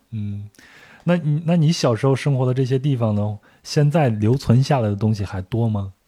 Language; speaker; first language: Chinese; native; Chinese